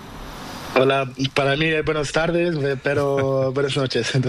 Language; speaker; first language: Spanish; non-native, learner; Portuguese